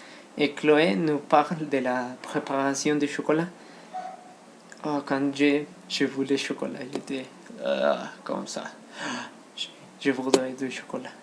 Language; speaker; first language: French; non-native, learner; Spanish